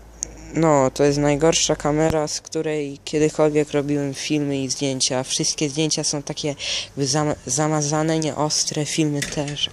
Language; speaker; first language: Polish; early bilingual, heritage; Polish